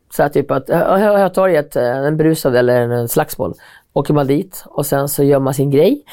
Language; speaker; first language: Swedish; native; Swedish